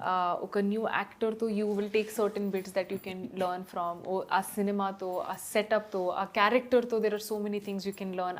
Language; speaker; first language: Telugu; non-native, fluent; Hindi